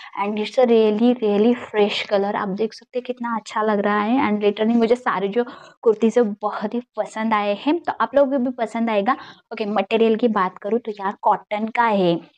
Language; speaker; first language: Hindi; non-native, local second language; Marathi